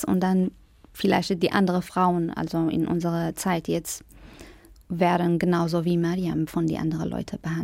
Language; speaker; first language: German; non-native, fluent; Arabic